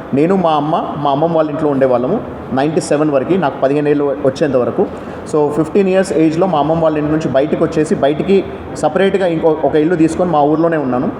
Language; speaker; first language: Telugu; native; Telugu